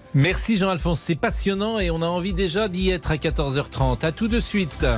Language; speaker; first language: French; native; French